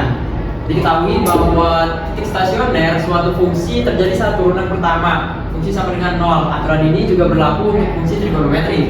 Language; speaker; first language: Indonesian; native; Indonesian